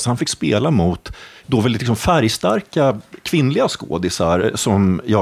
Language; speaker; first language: Swedish; native; Swedish